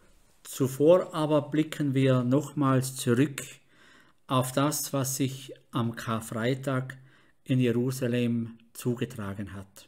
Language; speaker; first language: German; native; German